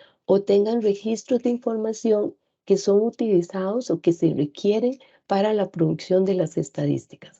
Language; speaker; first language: Spanish; native; Spanish